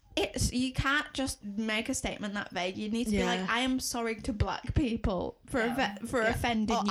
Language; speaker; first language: English; native; English